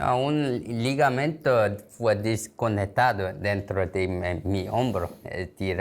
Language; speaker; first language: Spanish; non-native, learner; Korean